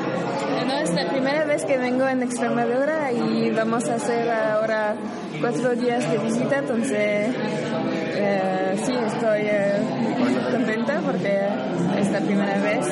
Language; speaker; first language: Spanish; non-native, learner; French